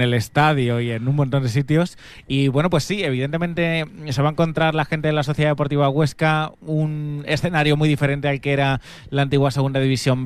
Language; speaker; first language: Spanish; native; Spanish